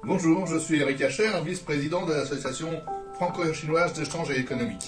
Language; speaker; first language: French; native; French